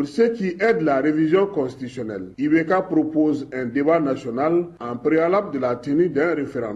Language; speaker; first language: French; non-native, local second language; Bambara